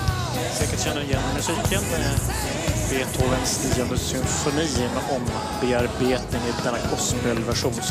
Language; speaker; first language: Swedish; native; Swedish